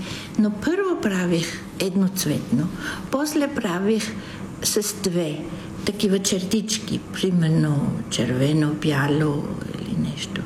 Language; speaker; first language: Bulgarian; non-native, fluent; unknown